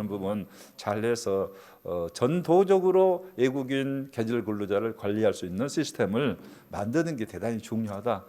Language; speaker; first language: Korean; native; Korean